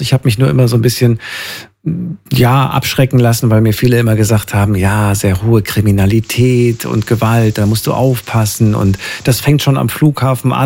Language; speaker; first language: German; native; German